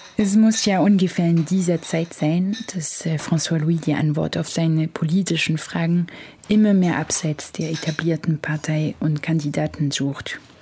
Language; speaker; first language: German; non-native, fluent; French